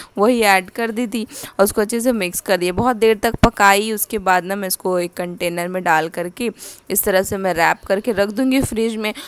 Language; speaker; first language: Hindi; native; Hindi